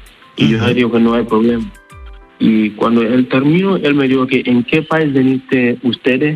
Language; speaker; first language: Spanish; non-native, learner; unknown